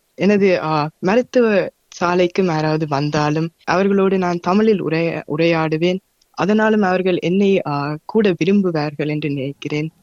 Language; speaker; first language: Tamil; early bilingual, heritage; Tamil